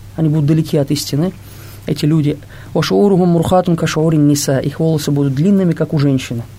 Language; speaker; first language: Russian; non-native, local second language; Tatar